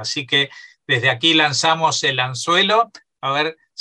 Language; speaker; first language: Spanish; native; Spanish